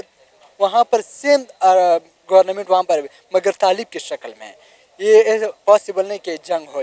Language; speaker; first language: Hindi; non-native, local second language; Pashto